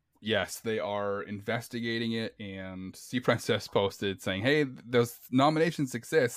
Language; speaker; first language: English; native; English